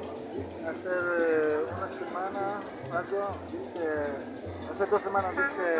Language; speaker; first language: Spanish; non-native, learner; Hebrew